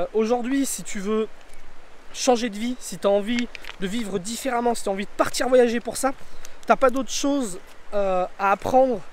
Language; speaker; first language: French; native; French